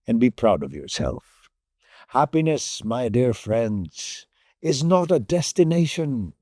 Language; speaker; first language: English; non-native, local second language; Filipino